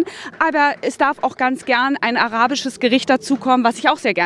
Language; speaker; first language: German; native; German